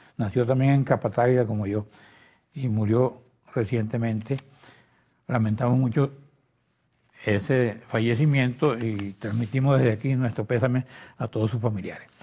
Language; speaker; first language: Spanish; native; Spanish